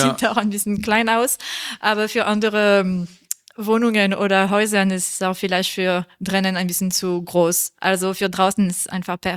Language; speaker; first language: German; non-native, learner; French